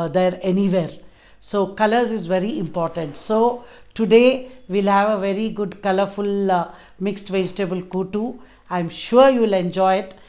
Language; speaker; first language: English; non-native, local second language; Kannada